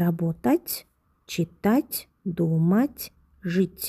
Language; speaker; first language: Russian; non-native, local second language; Uzbek